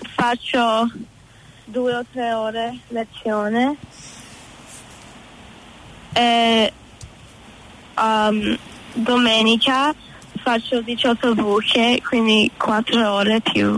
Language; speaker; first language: Italian; early bilingual, heritage; Italian